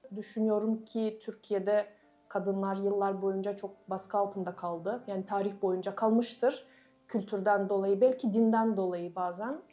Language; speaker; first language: Turkish; non-native, fluent; Russian